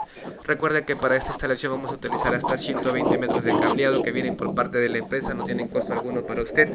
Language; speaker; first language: Spanish; native; Spanish